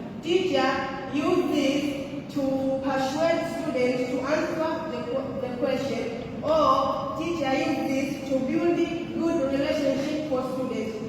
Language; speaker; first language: English; non-native, local second language; Swahili